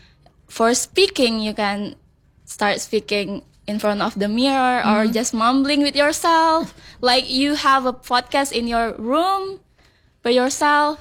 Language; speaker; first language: English; non-native, learner; Indonesian